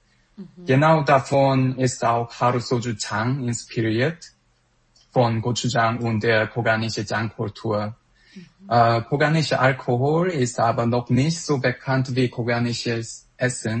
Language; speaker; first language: German; non-native, fluent; Korean